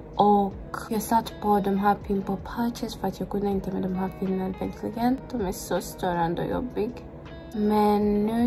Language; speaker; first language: Swedish; non-native, fluent; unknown